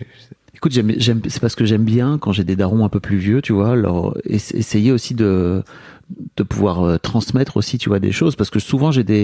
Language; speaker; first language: French; native; French